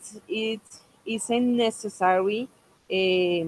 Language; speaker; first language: English; non-native, local second language; Spanish